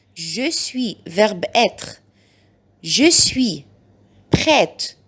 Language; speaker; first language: French; non-native, fluent; Arabic